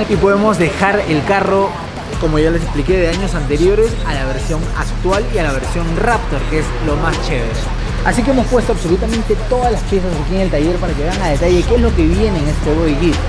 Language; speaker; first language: Spanish; native; Spanish